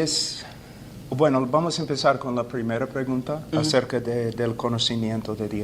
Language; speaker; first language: Spanish; non-native, fluent; English